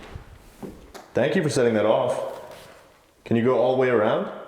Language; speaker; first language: English; native; English